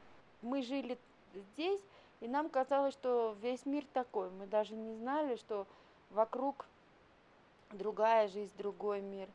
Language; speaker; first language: Russian; native; Russian